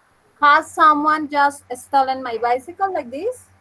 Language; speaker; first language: English; non-native, fluent; Spanish